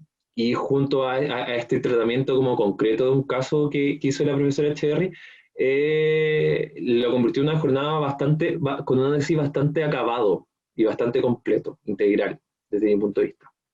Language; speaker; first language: Spanish; native; Spanish